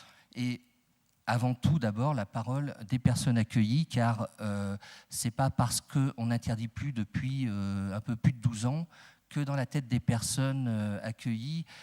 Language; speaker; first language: French; native; French